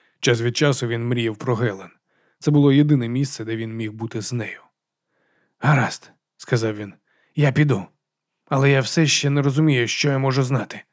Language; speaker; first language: Ukrainian; native; Ukrainian